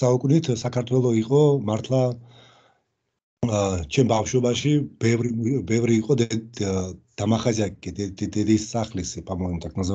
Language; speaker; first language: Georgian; non-native, local second language; Russian